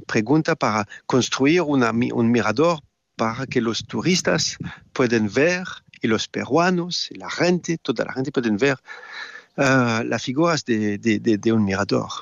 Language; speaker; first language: Spanish; non-native, learner; French